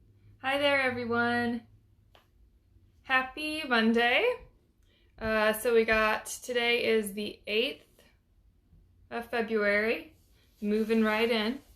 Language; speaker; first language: English; native; English